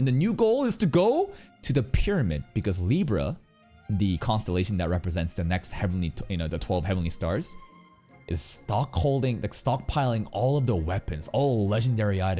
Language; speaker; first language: English; native; English